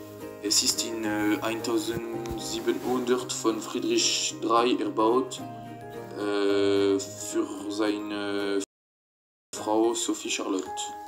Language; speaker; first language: German; non-native, learner; French